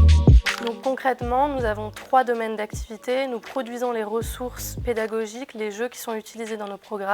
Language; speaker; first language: French; native; French